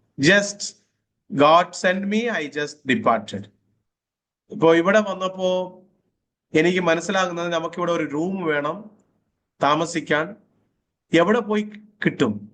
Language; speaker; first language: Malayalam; native; Malayalam